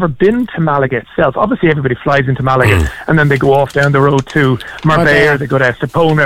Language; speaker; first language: English; native; English